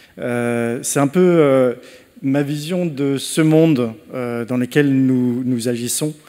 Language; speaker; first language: French; non-native, fluent; Danish